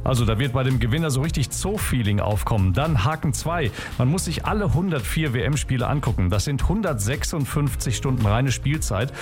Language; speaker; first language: German; native; German